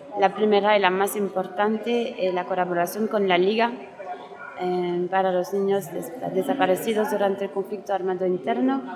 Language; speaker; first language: Spanish; non-native, learner; French